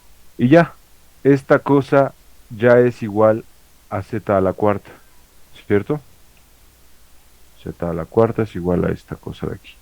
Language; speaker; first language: Spanish; native; Spanish